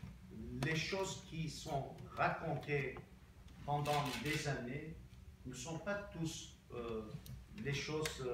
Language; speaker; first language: French; non-native, local second language; Armenian